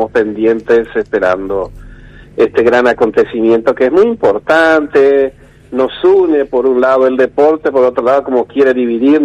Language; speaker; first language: Spanish; non-native, local second language; Guarani